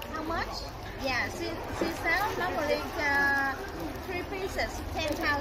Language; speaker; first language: English; non-native, learner; Vietnamese